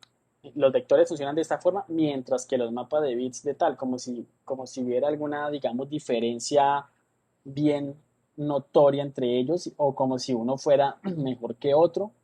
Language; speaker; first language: Spanish; native; Spanish